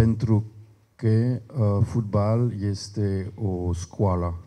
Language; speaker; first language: Romanian; non-native, learner; French